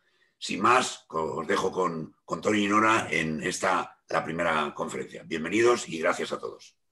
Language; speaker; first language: Spanish; native; Spanish